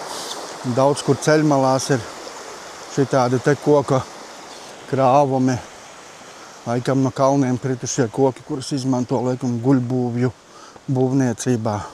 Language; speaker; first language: Latvian; native; Latvian